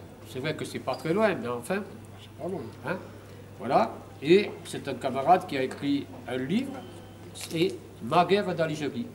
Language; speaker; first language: French; native; French